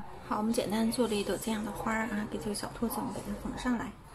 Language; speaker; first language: Chinese; native; Chinese